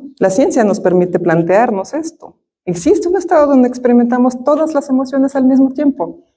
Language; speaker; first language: Spanish; non-native, fluent; Russian